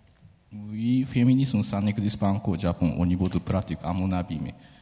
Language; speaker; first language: French; non-native, fluent; Japanese